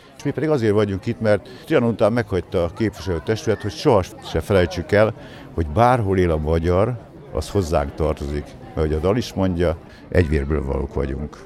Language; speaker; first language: Hungarian; native; Hungarian